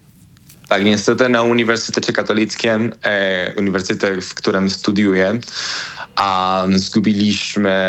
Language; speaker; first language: Polish; non-native, learner; Spanish